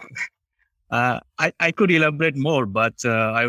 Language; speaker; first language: English; non-native, local second language; Bangla